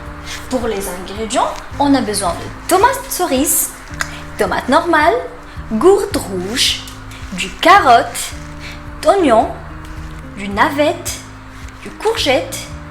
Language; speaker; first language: French; non-native, local second language; Arabic